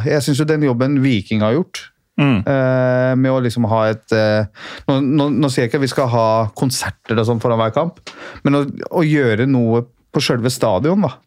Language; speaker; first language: Norwegian; early bilingual, other home language; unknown